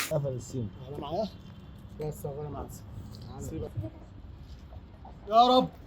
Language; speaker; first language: Arabic; native; Arabic